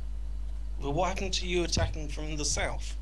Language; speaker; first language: English; native; English